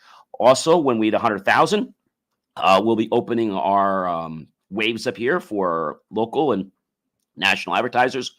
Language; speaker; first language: English; native; English